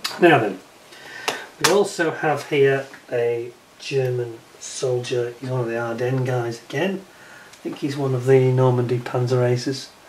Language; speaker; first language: English; native; English